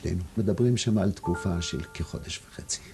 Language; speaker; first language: Hebrew; non-native, fluent; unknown